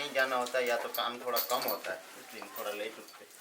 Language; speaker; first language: Hindi; native; Hindi